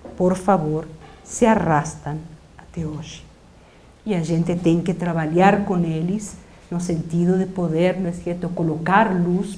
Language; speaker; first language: Portuguese; non-native, fluent; Spanish